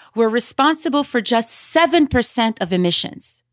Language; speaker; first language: English; early bilingual, other home language; Arabic